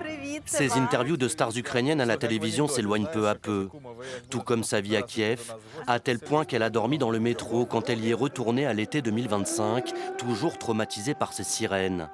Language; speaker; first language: French; native; French